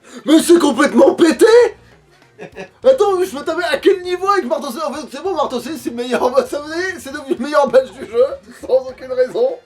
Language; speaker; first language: French; native; French